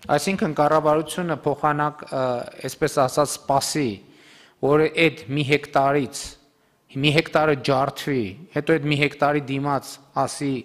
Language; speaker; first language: Armenian; native; Armenian